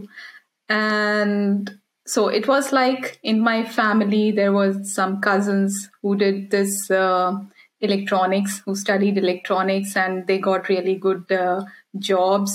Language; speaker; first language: English; non-native, local second language; Hindi